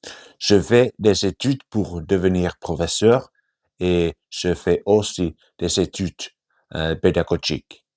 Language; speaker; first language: French; non-native, fluent; Finnish